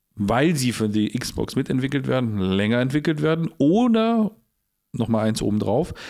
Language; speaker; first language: German; early bilingual, heritage; Polish